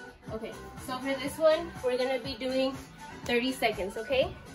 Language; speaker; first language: English; early bilingual, other home language; Spanish